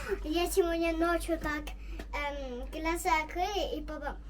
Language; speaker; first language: Russian; early bilingual, heritage; Russian